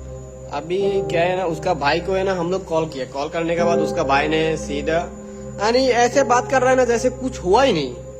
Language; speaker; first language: Hindi; non-native, fluent; Bangla